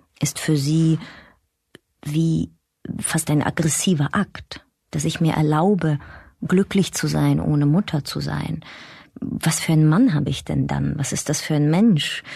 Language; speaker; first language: German; early bilingual, other home language; Russian